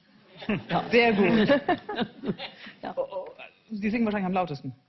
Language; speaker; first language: German; native; German